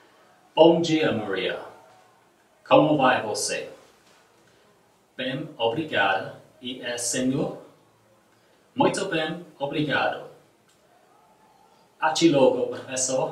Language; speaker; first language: Portuguese; non-native, learner; English